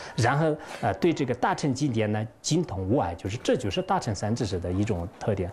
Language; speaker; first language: Chinese; non-native, local second language; Tibetan